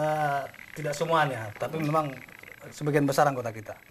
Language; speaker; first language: Indonesian; native; Indonesian